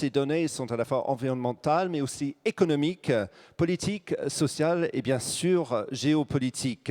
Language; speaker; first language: French; native; French